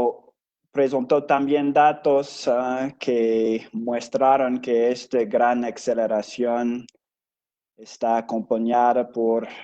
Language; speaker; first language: Spanish; non-native, fluent; English